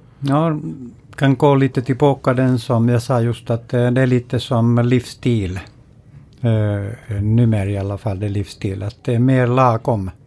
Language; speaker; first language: Swedish; non-native, fluent; Finnish